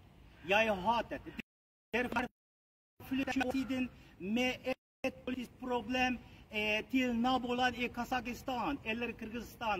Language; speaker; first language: Norwegian; non-native, learner; Uyghur